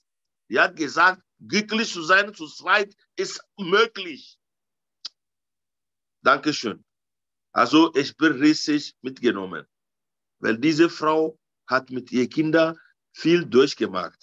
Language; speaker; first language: German; non-native, learner; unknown